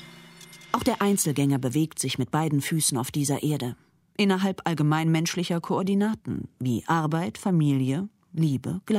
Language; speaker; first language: German; native; German